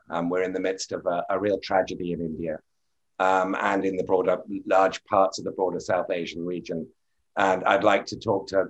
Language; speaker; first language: English; native; English